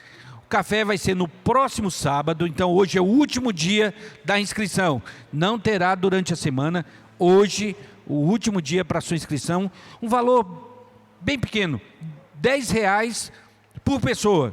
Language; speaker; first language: Portuguese; native; Portuguese